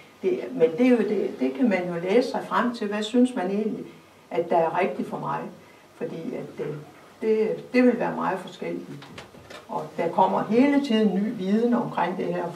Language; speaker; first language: Danish; native; Danish